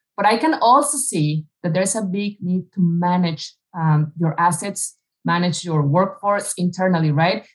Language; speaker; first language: English; non-native, fluent; Spanish